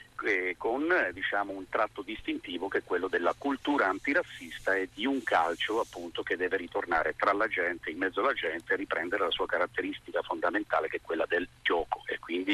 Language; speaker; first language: Italian; native; Italian